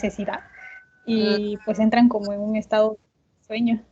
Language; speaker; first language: Spanish; native; Spanish